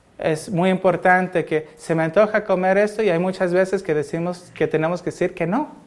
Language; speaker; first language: Spanish; early bilingual, heritage; Spanish